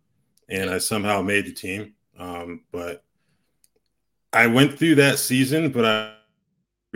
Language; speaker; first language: English; native; English